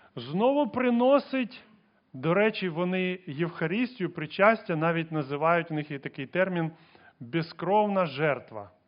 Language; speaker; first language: Ukrainian; non-native, local second language; Russian